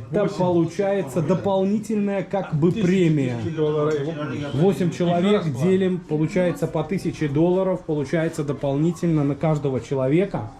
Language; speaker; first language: Russian; native; Russian